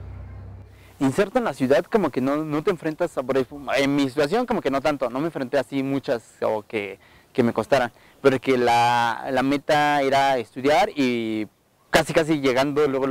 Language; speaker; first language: Spanish; non-native, local second language; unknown